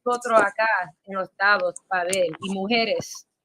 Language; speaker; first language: Spanish; early bilingual, heritage; Spanish